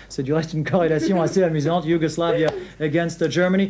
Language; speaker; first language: French; native; French